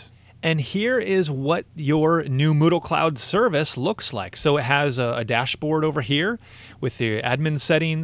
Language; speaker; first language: English; native; English